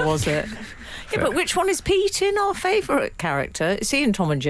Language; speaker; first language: English; native; English